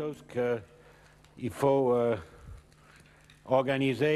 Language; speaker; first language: French; non-native, learner; English